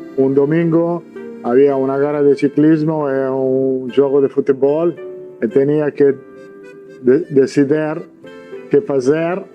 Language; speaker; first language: Portuguese; non-native, learner; Italian